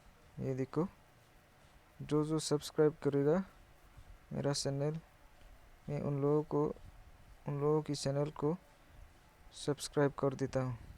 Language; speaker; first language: Hindi; non-native, local second language; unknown